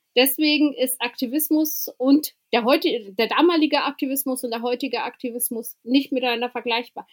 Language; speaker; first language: German; early bilingual, other home language; Albanian